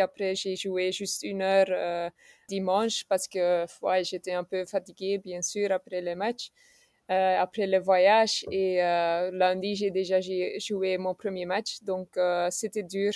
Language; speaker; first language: French; non-native, local second language; Dutch